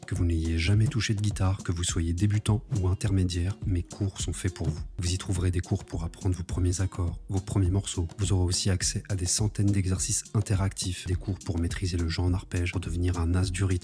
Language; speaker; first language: French; native; French